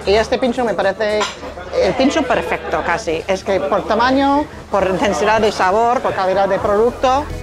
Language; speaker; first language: Spanish; non-native, fluent; English